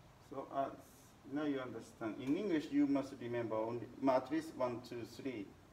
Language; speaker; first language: English; non-native, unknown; Japanese